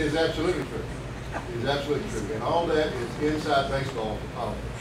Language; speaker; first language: English; native; English